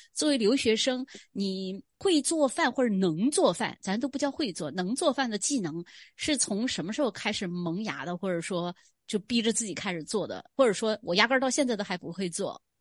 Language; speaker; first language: Chinese; native; Chinese